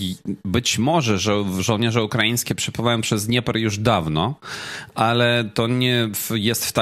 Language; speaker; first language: Polish; non-native, fluent; Ukrainian